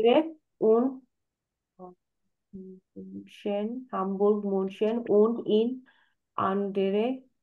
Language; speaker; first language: German; non-native, learner; Bangla